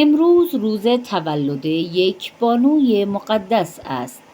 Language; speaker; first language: Persian; non-native, fluent; Urdu